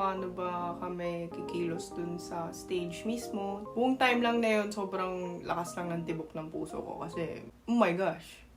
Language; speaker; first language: Filipino; non-native, fluent; Korean